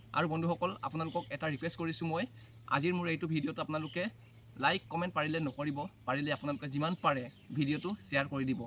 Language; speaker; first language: Assamese; native; Assamese